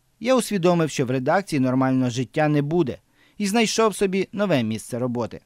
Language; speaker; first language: Ukrainian; native; Ukrainian